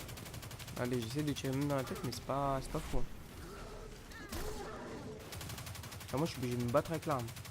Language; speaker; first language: French; native; French